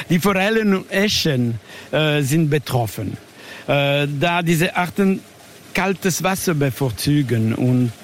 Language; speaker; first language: German; non-native, local second language; French